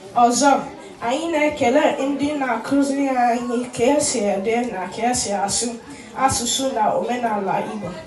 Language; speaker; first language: Igbo; early bilingual, heritage; Igbo